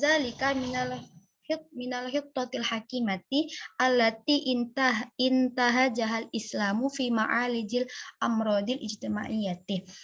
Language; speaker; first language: Arabic; non-native, learner; Indonesian